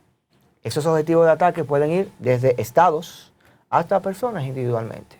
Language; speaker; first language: Spanish; native; Spanish